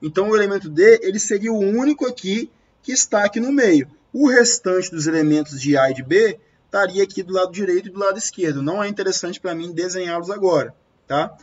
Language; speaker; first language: Portuguese; native; Portuguese